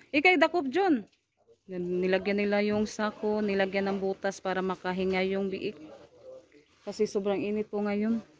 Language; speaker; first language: Filipino; non-native, local second language; Cebuano